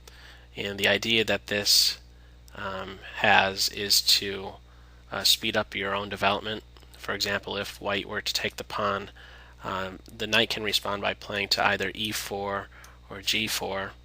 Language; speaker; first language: English; native; English